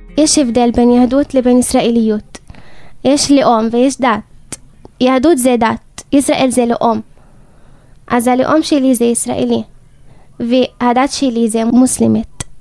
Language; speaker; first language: Hebrew; non-native, local second language; Arabic